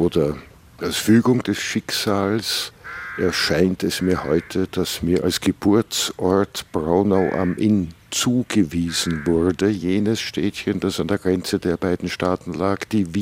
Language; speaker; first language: German; native; German